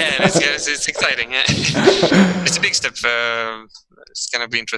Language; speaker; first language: English; non-native, fluent; Swedish